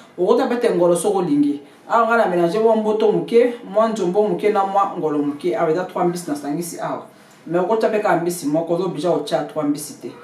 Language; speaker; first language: Lingala; native; Lingala